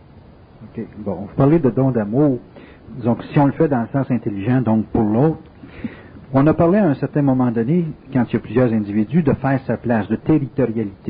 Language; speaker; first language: French; native; French